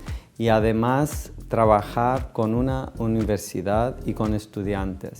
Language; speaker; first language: Spanish; non-native, fluent; Greek